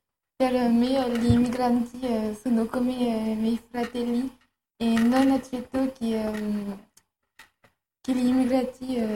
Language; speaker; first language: Italian; non-native, learner; French